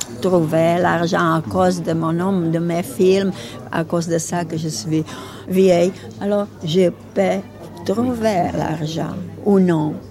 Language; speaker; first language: French; non-native, learner; Czech